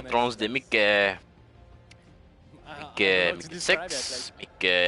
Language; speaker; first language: Swedish; early bilingual, other home language; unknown